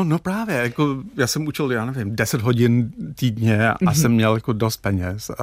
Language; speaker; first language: Czech; non-native, fluent; English